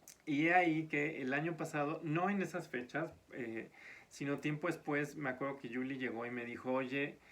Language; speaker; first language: Spanish; native; Spanish